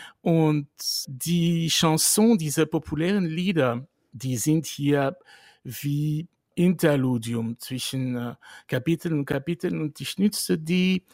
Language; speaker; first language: German; non-native, fluent; French